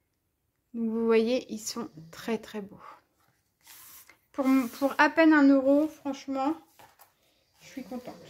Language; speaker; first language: French; native; French